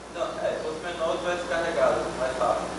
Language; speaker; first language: Portuguese; native; Portuguese